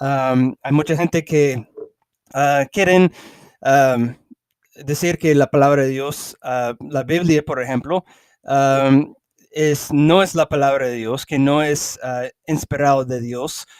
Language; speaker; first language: Spanish; early bilingual, heritage; English